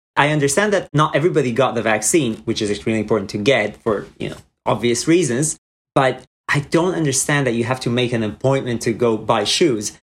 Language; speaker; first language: English; non-native, fluent; Croatian